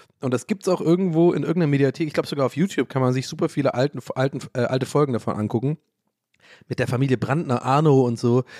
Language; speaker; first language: German; early bilingual, other home language; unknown